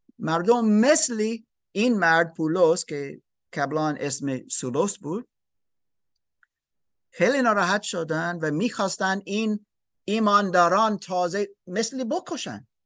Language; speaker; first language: Persian; non-native, learner; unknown